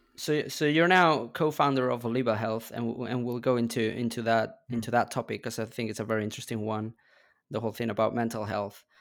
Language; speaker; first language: English; non-native, fluent; Spanish